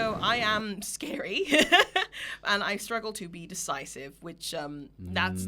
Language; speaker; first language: English; native; English